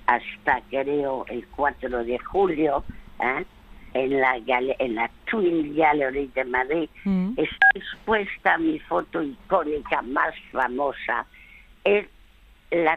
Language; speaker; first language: Spanish; early bilingual, other home language; French